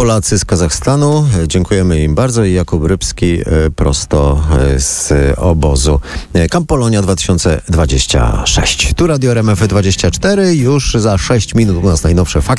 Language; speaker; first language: Polish; native; Polish